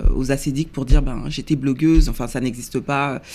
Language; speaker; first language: French; native; French